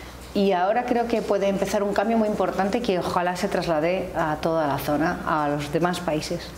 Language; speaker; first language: Spanish; native; Spanish